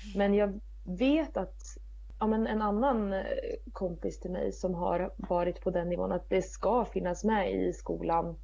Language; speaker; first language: Swedish; native; Swedish